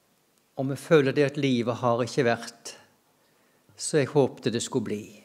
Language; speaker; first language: Norwegian; native; Norwegian